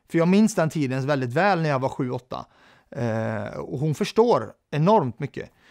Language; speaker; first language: Swedish; early bilingual, other home language; Arabic